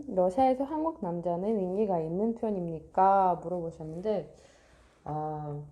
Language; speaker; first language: Korean; non-native, fluent; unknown